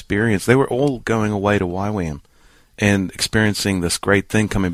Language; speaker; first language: English; native; English